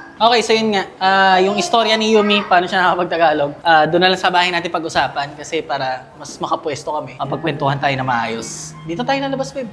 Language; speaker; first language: Filipino; native; Filipino